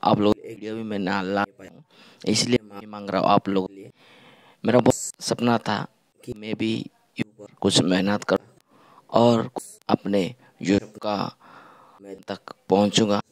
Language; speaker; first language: Hindi; non-native, local second language; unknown